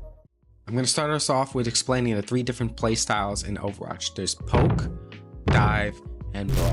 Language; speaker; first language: English; native; English